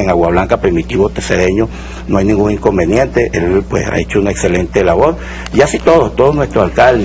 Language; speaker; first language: Spanish; native; Spanish